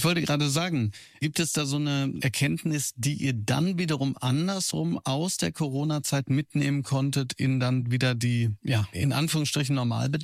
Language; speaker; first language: German; native; German